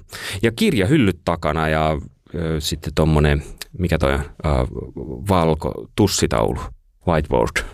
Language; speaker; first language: Finnish; native; Finnish